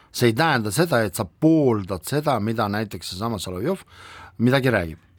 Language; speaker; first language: Estonian; non-native, local second language; Russian